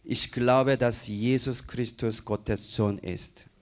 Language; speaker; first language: German; non-native, fluent; Korean